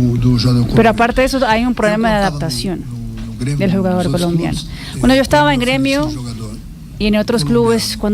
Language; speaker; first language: Spanish; non-native, learner; Portuguese